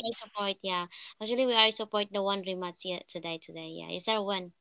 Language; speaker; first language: English; non-native, fluent; Filipino